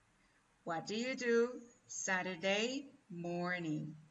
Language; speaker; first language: English; non-native, fluent; Spanish